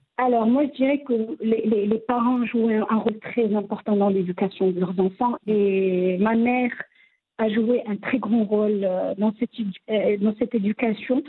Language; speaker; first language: French; non-native, local second language; Arabic